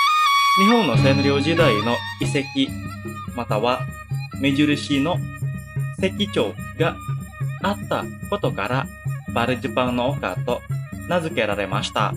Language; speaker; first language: Japanese; non-native, fluent; Indonesian